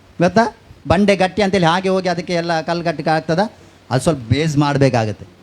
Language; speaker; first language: Kannada; non-native, local second language; Tulu